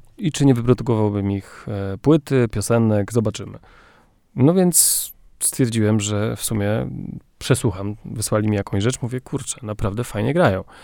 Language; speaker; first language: Polish; native; Polish